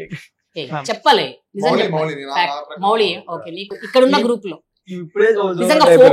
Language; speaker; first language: Telugu; native; Telugu